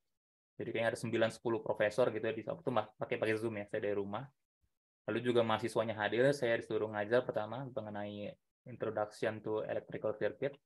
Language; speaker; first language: Indonesian; native; Indonesian